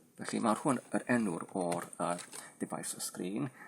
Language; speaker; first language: Welsh; non-native, learner; Polish